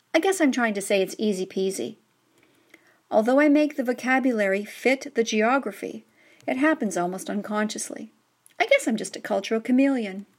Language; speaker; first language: English; native; English